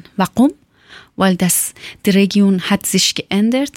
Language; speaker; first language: German; non-native, learner; Persian